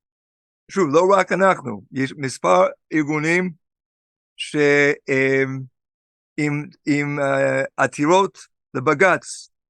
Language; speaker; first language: Hebrew; non-native, fluent; English